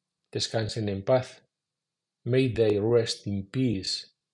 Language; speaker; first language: English; non-native, fluent; Spanish